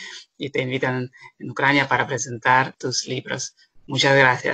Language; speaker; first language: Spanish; non-native, fluent; Ukrainian